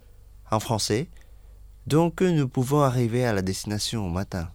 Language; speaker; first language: French; non-native, fluent; Indonesian